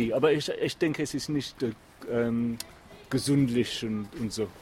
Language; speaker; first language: German; non-native, learner; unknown